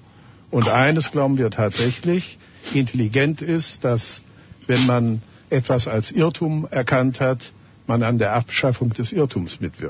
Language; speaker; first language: German; native; German